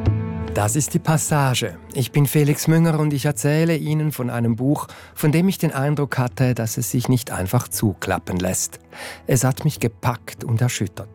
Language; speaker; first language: German; native; German